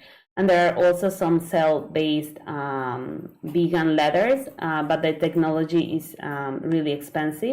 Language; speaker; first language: English; non-native, learner; Korean